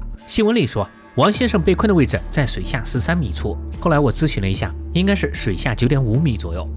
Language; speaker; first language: Chinese; native; Chinese